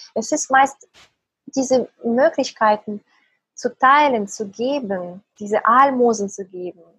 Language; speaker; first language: German; native; German